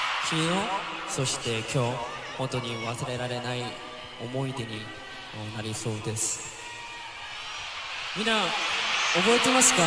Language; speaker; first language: Japanese; non-native, learner; Korean